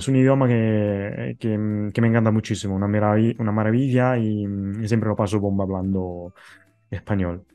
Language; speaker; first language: Spanish; non-native, fluent; Italian